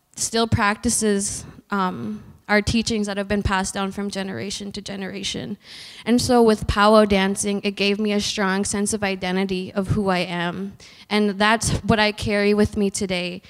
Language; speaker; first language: English; native; English